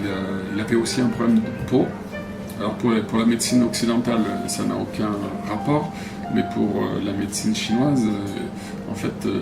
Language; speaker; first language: French; non-native, fluent; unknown